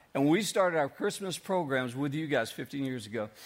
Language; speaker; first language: English; native; English